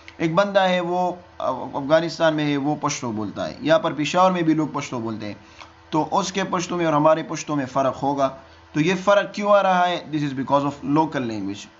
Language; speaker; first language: Urdu; non-native, local second language; Pashto